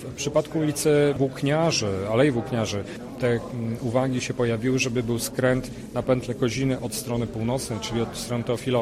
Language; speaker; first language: Polish; native; Polish